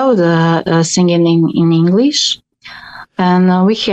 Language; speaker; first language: English; non-native, learner; Croatian